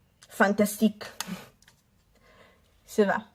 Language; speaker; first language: French; non-native, learner; Italian